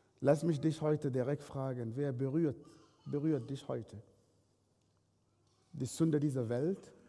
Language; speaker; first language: German; non-native, fluent; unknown